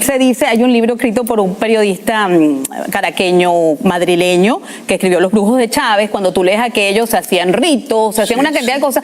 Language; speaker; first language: Spanish; native; Spanish